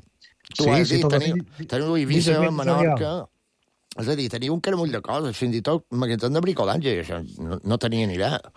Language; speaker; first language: Catalan; native; Catalan